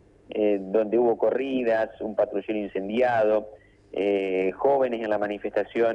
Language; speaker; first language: Spanish; native; Spanish